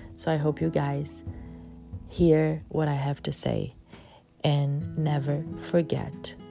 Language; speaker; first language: English; non-native, fluent; Portuguese